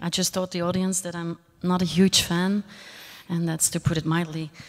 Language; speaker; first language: English; non-native, fluent; Dutch